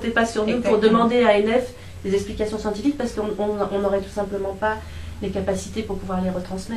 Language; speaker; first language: French; native; French